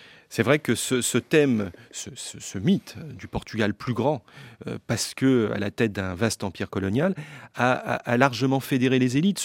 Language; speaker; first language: French; native; French